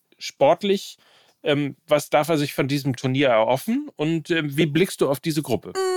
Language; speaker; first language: German; native; German